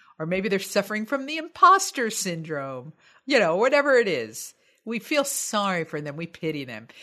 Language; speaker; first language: English; native; English